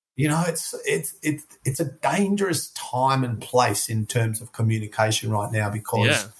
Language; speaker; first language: English; native; English